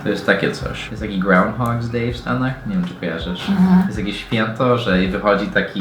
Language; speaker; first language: Polish; non-native, fluent; English